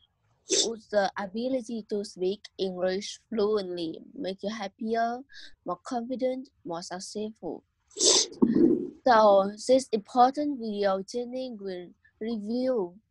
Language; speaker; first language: English; non-native, learner; Vietnamese